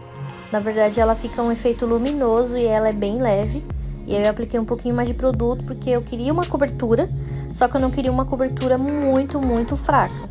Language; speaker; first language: Portuguese; native; Portuguese